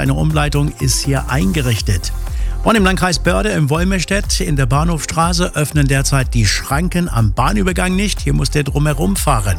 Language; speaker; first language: German; native; German